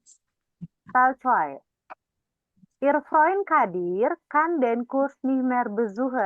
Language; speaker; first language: German; non-native, learner; Indonesian